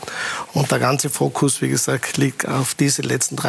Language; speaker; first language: German; native; German